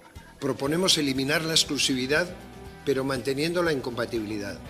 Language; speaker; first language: Spanish; native; Spanish